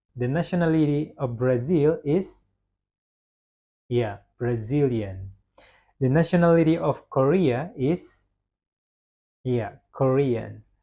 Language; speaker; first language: English; non-native, fluent; Indonesian